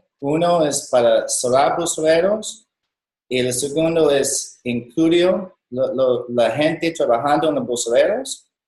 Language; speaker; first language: Spanish; non-native, learner; English